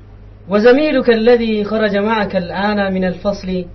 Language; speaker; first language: Arabic; non-native, learner; Indonesian